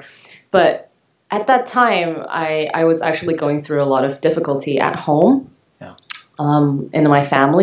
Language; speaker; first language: English; non-native, local second language; Cantonese